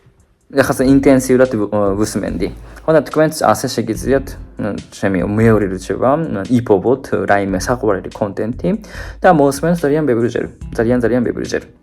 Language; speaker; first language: Georgian; non-native, fluent; Japanese